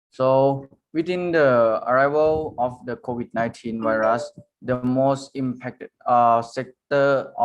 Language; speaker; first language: English; non-native, learner; Thai